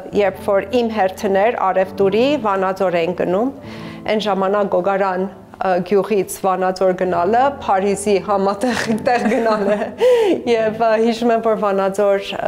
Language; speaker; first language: Armenian; early bilingual, heritage; Armenian